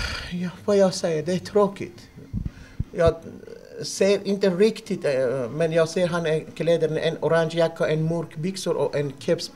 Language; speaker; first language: Swedish; non-native, learner; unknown